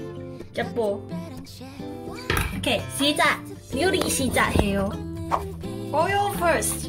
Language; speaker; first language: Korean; non-native, learner; Cantonese